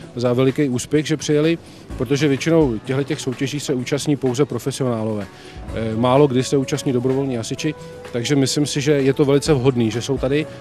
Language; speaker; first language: Czech; native; Czech